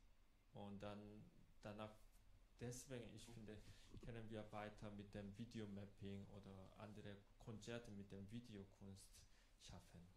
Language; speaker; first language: German; non-native, fluent; Korean